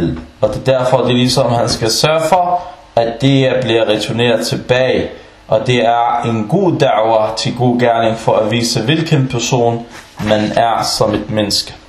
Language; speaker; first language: Danish; early bilingual, other home language; Arabic